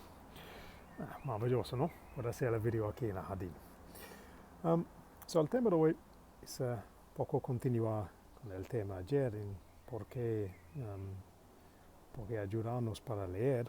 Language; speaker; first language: Spanish; non-native, learner; English